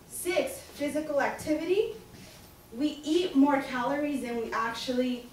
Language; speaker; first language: English; native; English